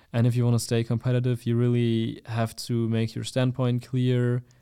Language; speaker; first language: English; non-native, fluent; German